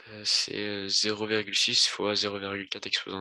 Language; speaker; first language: French; native; French